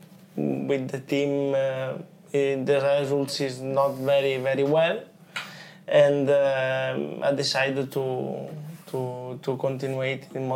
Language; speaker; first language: English; non-native, learner; Italian